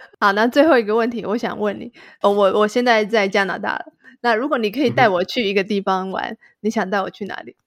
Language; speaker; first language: Chinese; native; Chinese